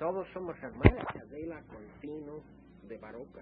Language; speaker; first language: Spanish; non-native, fluent; English